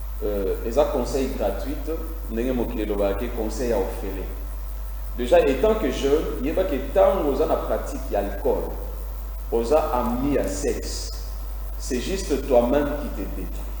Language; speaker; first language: French; non-native, local second language; Lingala